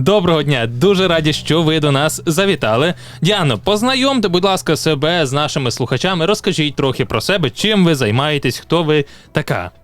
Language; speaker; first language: Ukrainian; native; Ukrainian